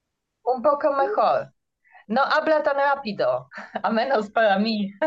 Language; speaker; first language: Spanish; non-native, learner; Polish